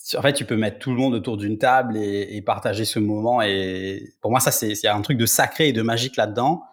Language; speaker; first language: French; native; French